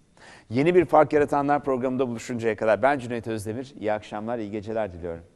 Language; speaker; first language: Turkish; native; Turkish